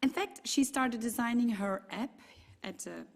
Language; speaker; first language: English; non-native, fluent; Dutch